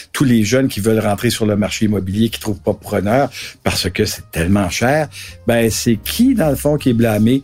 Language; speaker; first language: French; native; French